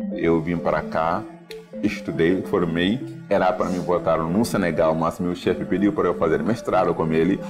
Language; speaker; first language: Portuguese; non-native, fluent; Wolof